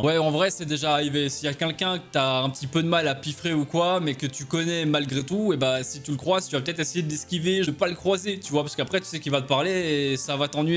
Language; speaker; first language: French; native; French